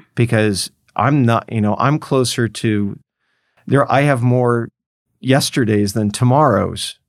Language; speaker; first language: English; native; English